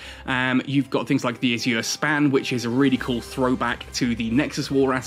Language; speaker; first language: English; native; English